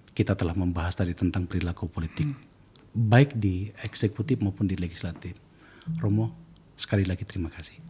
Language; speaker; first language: Indonesian; native; Indonesian